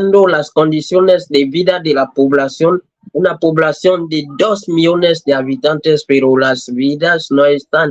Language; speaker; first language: Spanish; non-native, learner; French